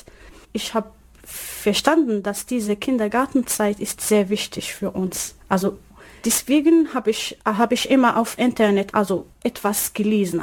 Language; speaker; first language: German; non-native, learner; Arabic